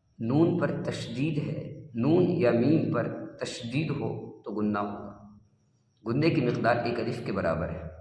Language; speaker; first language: Urdu; native; Urdu